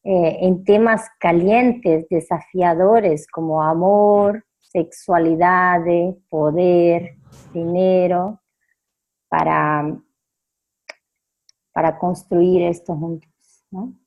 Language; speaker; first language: Spanish; non-native, fluent; Portuguese